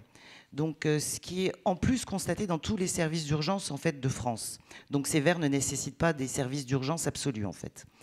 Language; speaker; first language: French; native; French